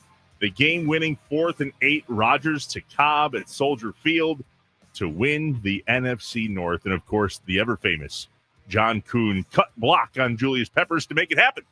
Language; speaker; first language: English; native; English